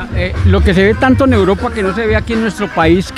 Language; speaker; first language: Spanish; native; Spanish